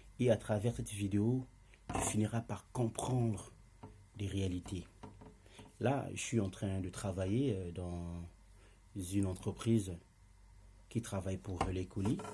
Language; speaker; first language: French; non-native, local second language; Lingala